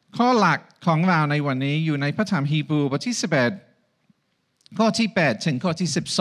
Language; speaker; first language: Thai; non-native, fluent; English